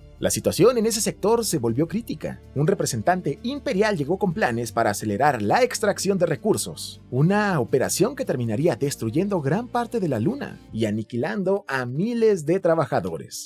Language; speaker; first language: Spanish; native; Spanish